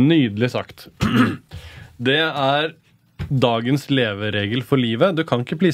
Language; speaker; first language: Norwegian; native; Norwegian